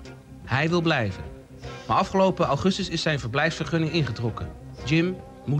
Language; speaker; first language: Dutch; native; Dutch